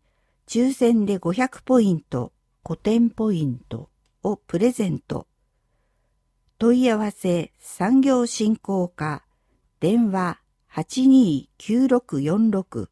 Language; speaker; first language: Japanese; native; Japanese